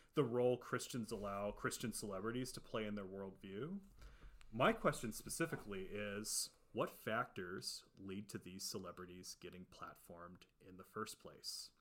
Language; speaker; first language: English; native; English